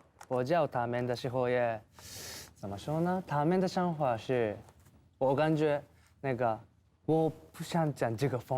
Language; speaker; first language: Chinese; non-native, learner; Japanese